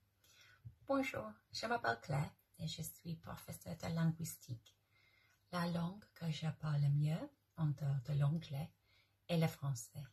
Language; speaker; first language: French; non-native, fluent; English